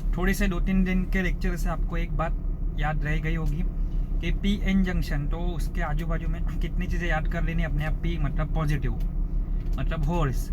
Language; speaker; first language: Hindi; non-native, local second language; Marathi